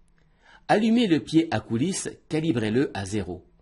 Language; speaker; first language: French; native; French